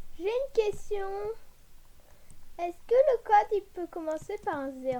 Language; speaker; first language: French; native; French